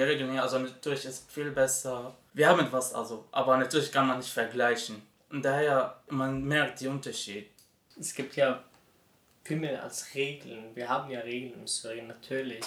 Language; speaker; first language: German; non-native, learner; Arabic